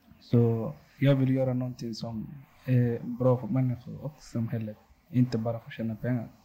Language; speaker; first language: Swedish; non-native, local second language; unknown